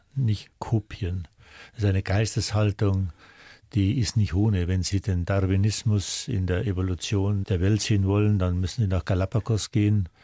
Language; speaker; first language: German; native; German